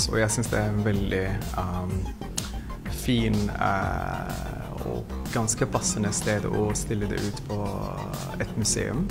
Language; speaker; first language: Norwegian; non-native, fluent; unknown